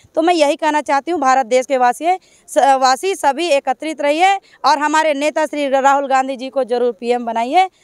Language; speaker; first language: Hindi; native; Hindi